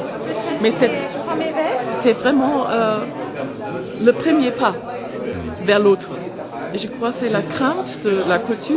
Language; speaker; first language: French; non-native, fluent; German